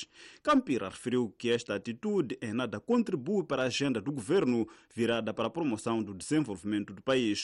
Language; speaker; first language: Portuguese; native; Portuguese